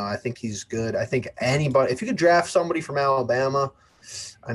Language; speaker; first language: English; native; English